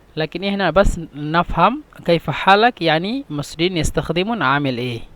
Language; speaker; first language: Egyptian Arabic; non-native, fluent; Bangla